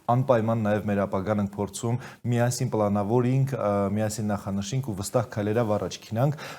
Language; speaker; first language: Armenian; native; Armenian